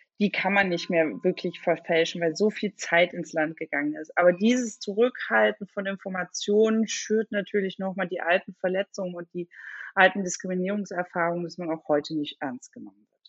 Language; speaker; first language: German; native; German